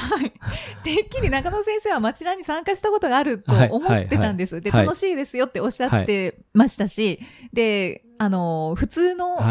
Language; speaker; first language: Japanese; native; Japanese